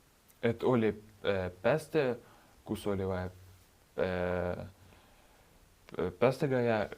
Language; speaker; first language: Estonian; non-native, local second language; Russian